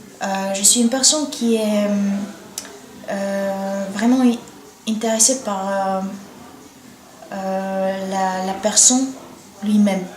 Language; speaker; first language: French; non-native, learner; Bulgarian